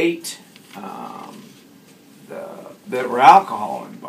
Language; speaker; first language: English; native; English